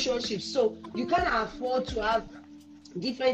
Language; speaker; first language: English; non-native, local second language; Yoruba